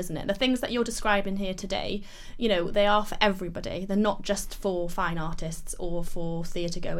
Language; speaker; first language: English; native; English